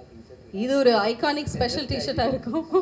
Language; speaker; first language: Tamil; native; Tamil